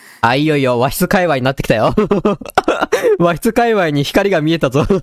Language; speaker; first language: Japanese; native; Japanese